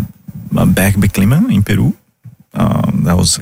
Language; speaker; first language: Dutch; non-native, fluent; Portuguese